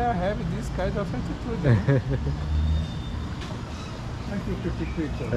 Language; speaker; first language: English; non-native, learner; Portuguese